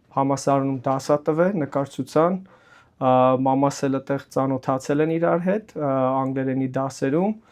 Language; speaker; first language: Armenian; early bilingual, heritage; Armenian